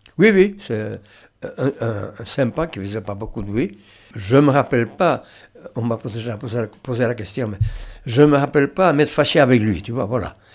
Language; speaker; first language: French; non-native, local second language; Basque